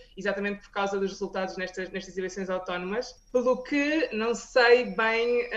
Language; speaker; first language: Portuguese; native; Portuguese